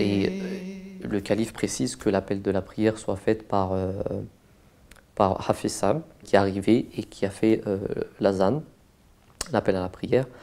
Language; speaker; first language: French; native; French